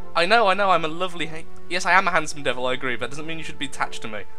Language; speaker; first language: English; native; English